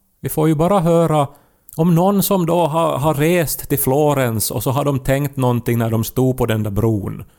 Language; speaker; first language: Swedish; native; Swedish